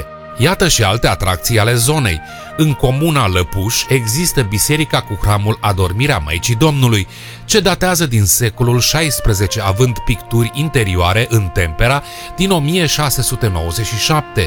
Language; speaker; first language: Romanian; native; Romanian